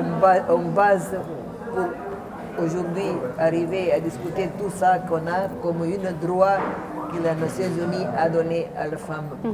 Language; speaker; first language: French; non-native, fluent; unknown